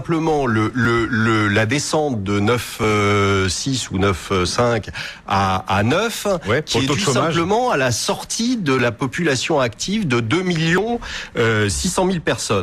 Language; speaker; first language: French; native; French